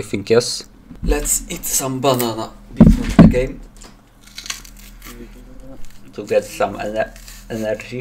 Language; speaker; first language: English; non-native, learner; Polish